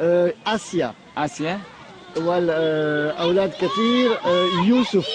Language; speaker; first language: Arabic; non-native, learner; French